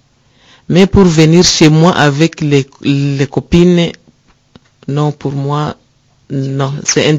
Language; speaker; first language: French; non-native, learner; Rundi